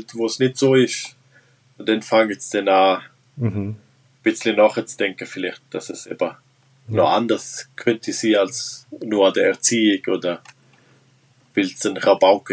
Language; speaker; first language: German; non-native, local second language; Romansh